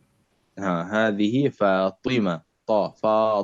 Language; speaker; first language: Hindi; native; Hindi